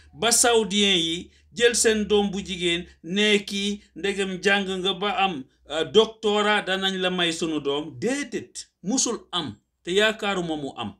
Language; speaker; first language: Wolof; non-native, local second language; Fula